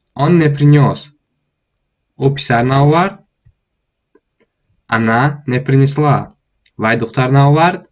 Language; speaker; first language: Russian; non-native, fluent; Tajik